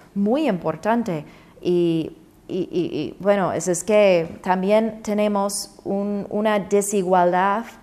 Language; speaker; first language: Spanish; non-native, fluent; English